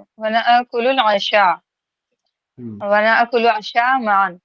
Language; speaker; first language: Arabic; non-native, learner; Urdu